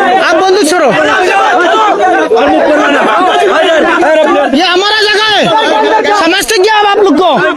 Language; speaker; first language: Hindi; non-native, learner; Bangla